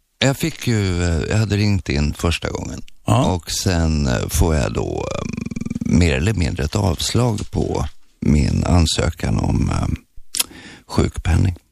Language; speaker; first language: Swedish; native; Swedish